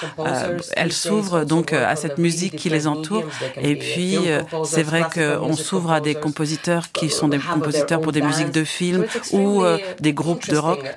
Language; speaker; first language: French; non-native, fluent; Ukrainian